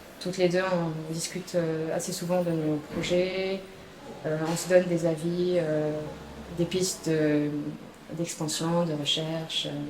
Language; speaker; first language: French; non-native, local second language; Arabic